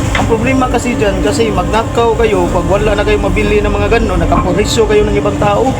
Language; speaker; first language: Filipino; non-native, local second language; Cebuano